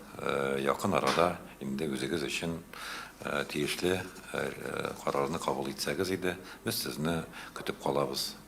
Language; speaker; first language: Tatar; native; Tatar